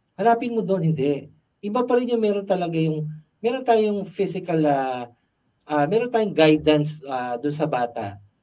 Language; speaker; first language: Filipino; native; Filipino